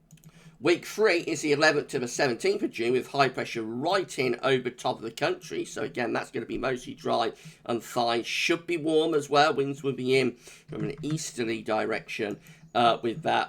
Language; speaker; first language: English; native; English